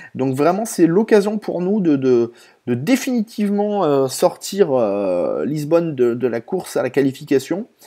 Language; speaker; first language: French; native; French